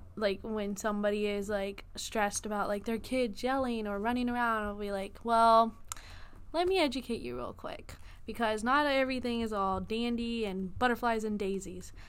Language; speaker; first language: English; native; English